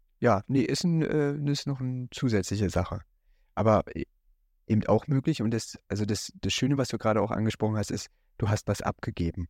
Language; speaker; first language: German; native; German